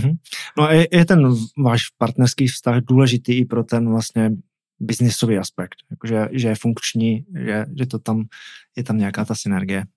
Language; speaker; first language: Czech; native; Czech